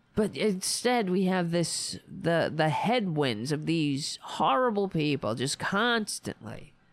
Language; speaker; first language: English; native; English